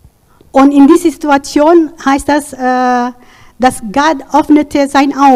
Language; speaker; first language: German; non-native, learner; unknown